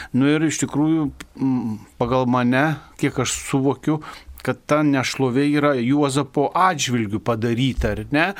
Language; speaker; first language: Lithuanian; native; Lithuanian